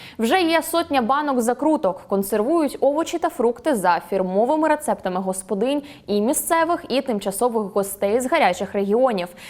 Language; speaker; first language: Ukrainian; native; Ukrainian